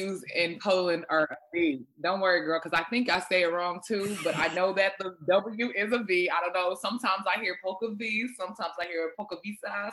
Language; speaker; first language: English; non-native, local second language; Shona